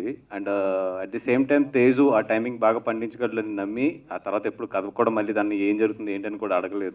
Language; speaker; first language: Telugu; native; Telugu